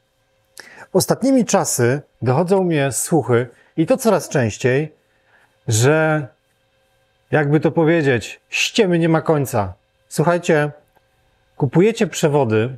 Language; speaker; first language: Polish; native; Polish